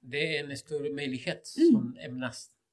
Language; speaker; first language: Swedish; non-native, fluent; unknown